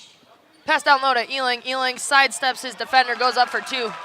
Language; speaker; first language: English; native; English